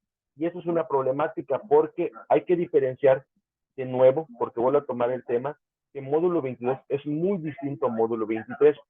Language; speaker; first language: Spanish; native; Spanish